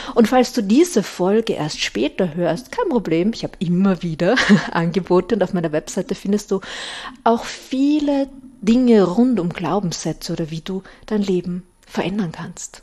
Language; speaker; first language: German; native; German